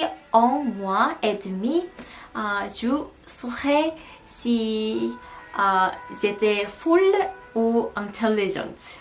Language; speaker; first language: French; non-native, learner; Korean